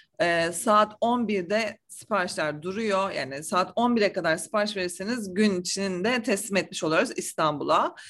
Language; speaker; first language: Turkish; native; Turkish